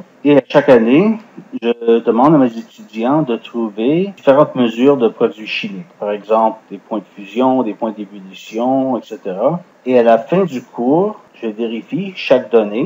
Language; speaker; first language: French; non-native, fluent; English